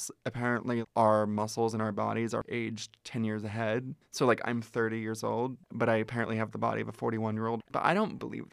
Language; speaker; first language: English; native; English